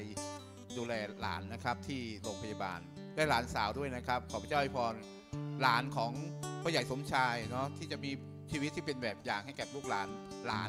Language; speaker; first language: Thai; native; Thai